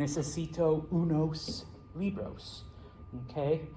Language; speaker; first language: Spanish; non-native, fluent; English